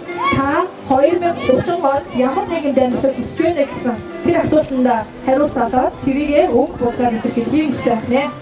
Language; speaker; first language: Mongolian; native; Mongolian